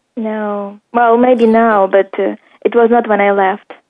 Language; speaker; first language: English; non-native, fluent; Ukrainian